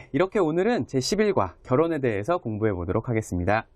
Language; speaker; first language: Korean; native; Korean